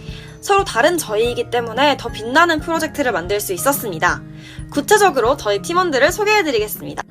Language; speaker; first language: Korean; native; Korean